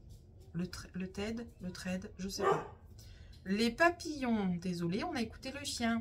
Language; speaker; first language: French; native; French